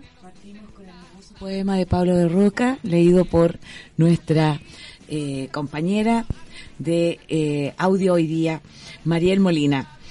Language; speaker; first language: Spanish; native; Spanish